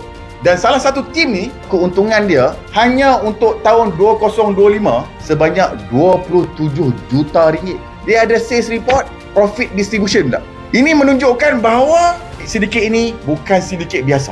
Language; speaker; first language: Malay; native; Malay